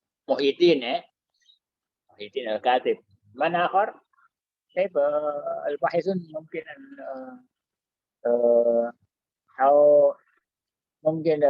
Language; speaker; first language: Arabic; non-native, fluent; Indonesian